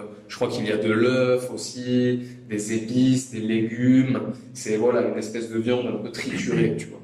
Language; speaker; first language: French; native; French